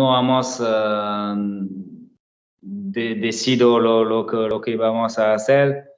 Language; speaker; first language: Spanish; non-native, learner; French